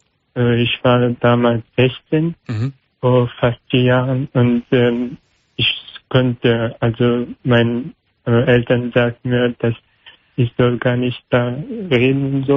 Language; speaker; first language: German; non-native, learner; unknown